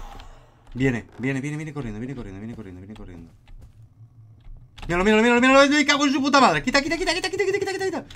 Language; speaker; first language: Spanish; native; Spanish